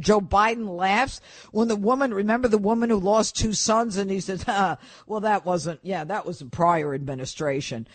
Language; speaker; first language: English; native; English